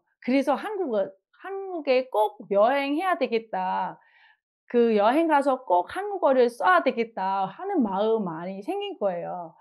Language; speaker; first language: Korean; non-native, fluent; Vietnamese